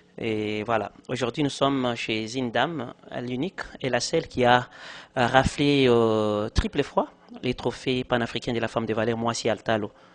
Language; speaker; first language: French; non-native, local second language; Lingala